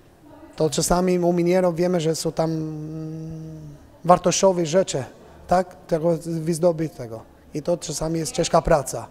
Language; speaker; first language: Polish; non-native, fluent; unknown